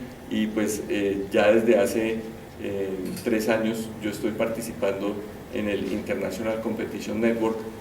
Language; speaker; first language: Spanish; native; Spanish